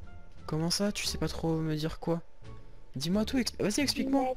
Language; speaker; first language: French; native; French